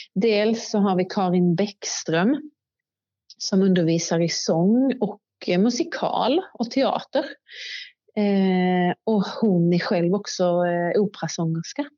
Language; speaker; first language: Swedish; native; Swedish